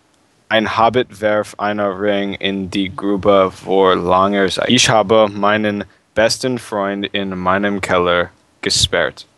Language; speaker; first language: German; non-native, learner; English